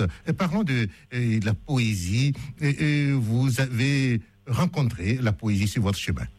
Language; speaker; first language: French; native; French